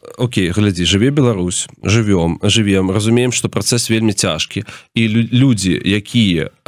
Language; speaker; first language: Belarusian; non-native, local second language; Russian